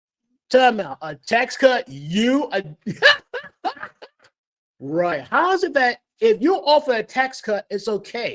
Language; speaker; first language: English; native; English